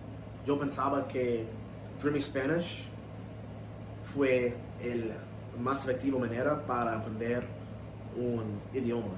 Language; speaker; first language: Spanish; non-native, learner; English